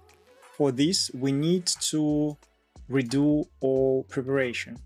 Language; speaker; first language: English; non-native, fluent; Russian